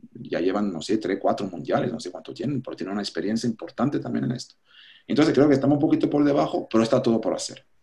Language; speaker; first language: Spanish; non-native, fluent; French